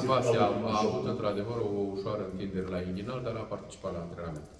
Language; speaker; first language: Romanian; native; Romanian